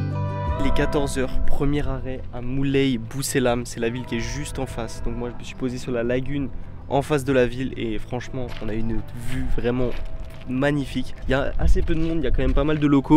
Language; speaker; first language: French; native; French